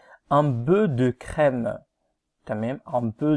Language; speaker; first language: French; non-native, fluent; Arabic